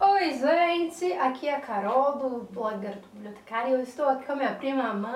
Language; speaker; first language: Portuguese; native; Portuguese